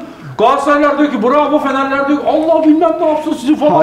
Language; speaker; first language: Turkish; native; Turkish